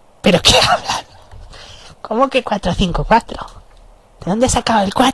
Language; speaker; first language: Spanish; native; Spanish